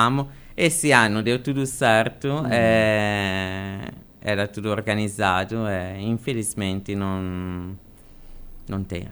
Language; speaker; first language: Portuguese; non-native, fluent; Italian